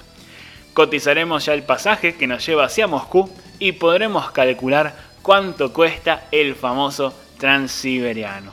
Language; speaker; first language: Spanish; native; Spanish